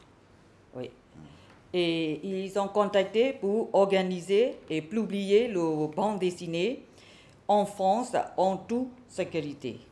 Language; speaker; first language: French; non-native, learner; Burmese